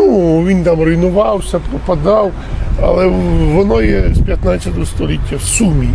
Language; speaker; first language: Ukrainian; early bilingual, heritage; Ukrainian